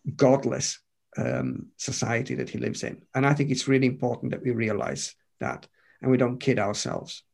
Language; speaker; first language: English; non-native, fluent; Romanian